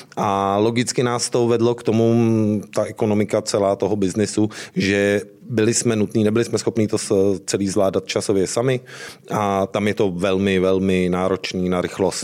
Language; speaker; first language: Czech; native; Czech